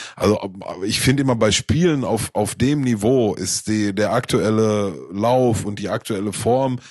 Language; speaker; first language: German; native; German